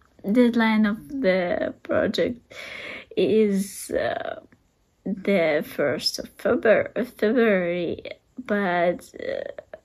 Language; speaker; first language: English; non-native, learner; Russian